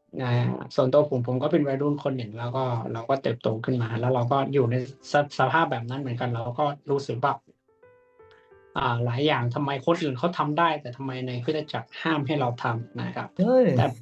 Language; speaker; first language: Thai; native; Thai